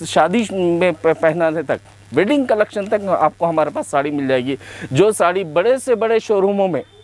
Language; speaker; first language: Hindi; non-native, local second language; Urdu